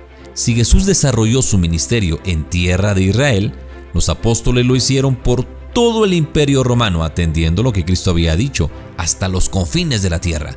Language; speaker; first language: Spanish; native; Spanish